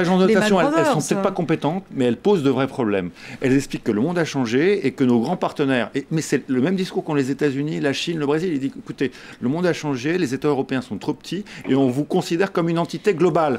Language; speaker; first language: French; native; French